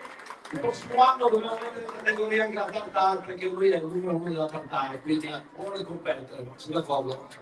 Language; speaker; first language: Italian; native; Italian